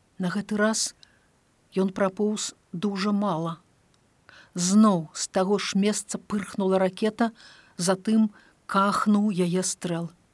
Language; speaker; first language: Belarusian; native; Belarusian